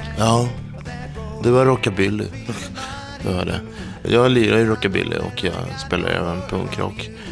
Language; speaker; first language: Swedish; native; Swedish